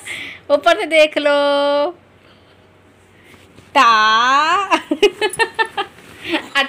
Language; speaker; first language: Hindi; native; Hindi